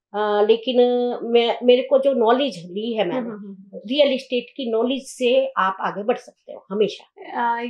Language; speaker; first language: Hindi; native; Hindi